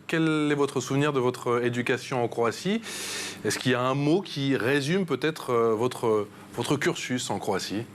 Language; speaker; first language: French; native; French